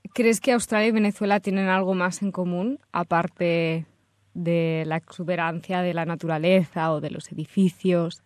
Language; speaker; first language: Spanish; native; Spanish